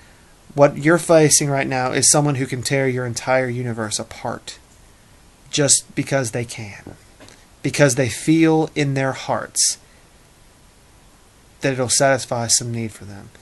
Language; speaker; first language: English; native; English